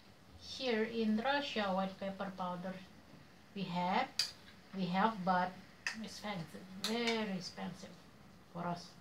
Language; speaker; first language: English; non-native, learner; Indonesian